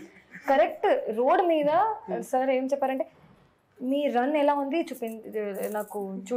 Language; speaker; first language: Telugu; non-native, learner; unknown